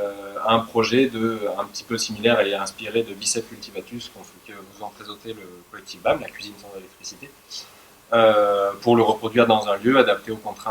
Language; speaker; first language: French; native; French